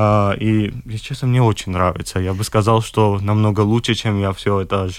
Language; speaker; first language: Russian; non-native, fluent; Georgian